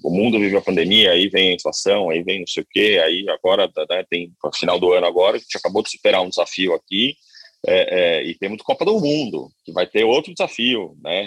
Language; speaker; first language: Portuguese; native; Portuguese